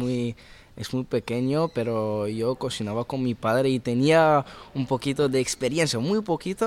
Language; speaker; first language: Spanish; early bilingual, heritage; Arabic